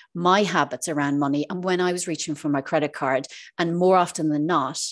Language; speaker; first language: English; native; English